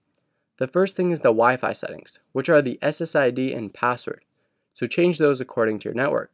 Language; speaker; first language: English; native; English